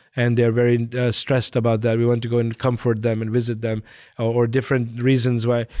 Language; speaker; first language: English; early bilingual, other home language; Hindi